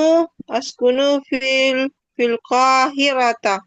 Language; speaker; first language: Arabic; non-native, learner; Indonesian